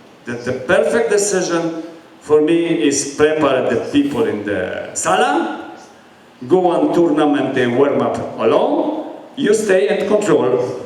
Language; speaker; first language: English; non-native, learner; Polish